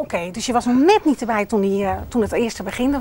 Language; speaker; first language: Dutch; native; Dutch